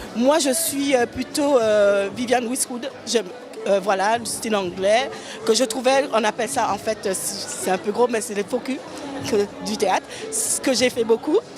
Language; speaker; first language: French; native; French